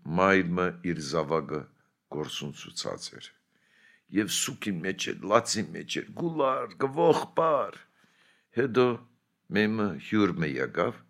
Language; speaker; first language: Armenian; early bilingual, heritage; Armenian